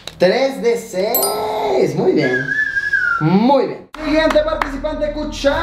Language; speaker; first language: Spanish; native; Spanish